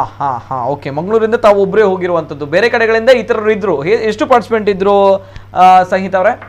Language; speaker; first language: Kannada; native; Kannada